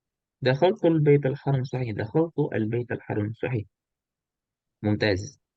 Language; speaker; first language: Arabic; non-native, fluent; Indonesian